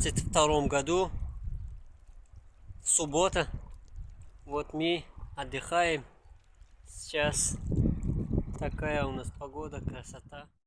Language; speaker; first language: Russian; non-native, local second language; Tajik